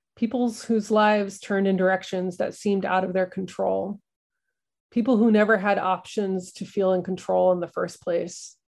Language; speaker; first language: English; native; English